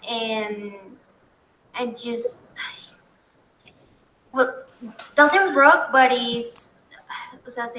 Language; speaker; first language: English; non-native, learner; Spanish